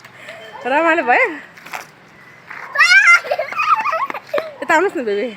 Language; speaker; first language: Nepali; native; Nepali